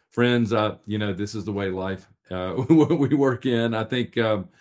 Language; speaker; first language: English; native; English